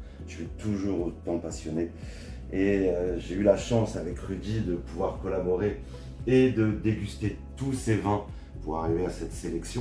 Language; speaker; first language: French; native; French